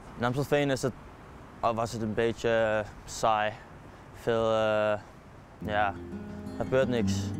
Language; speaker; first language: Dutch; non-native, learner; Danish